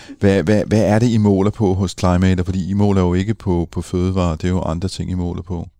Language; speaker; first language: Danish; native; Danish